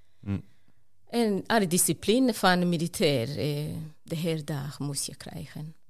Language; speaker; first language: Dutch; non-native, fluent; Rundi